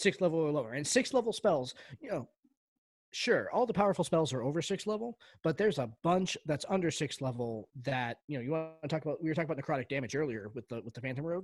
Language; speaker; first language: English; native; English